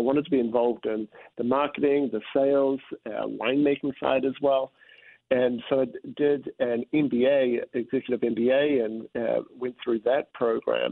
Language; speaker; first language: English; native; English